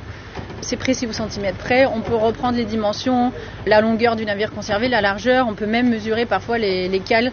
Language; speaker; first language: French; native; French